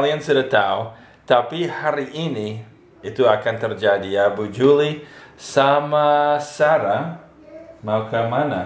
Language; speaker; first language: Indonesian; non-native, fluent; English